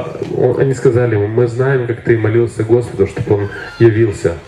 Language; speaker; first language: Russian; native; Russian